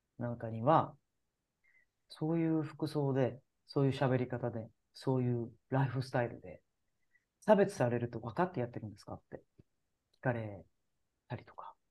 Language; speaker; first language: Japanese; native; Japanese